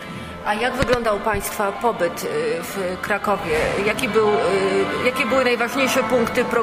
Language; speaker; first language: Polish; native; Polish